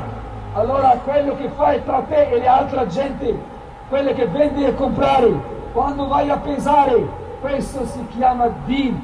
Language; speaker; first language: Italian; non-native, fluent; Arabic